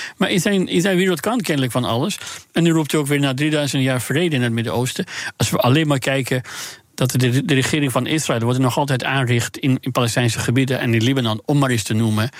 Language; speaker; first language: Dutch; non-native, fluent; Persian